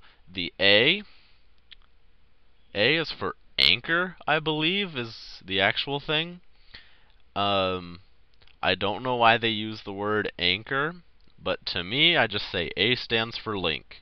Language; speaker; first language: English; native; English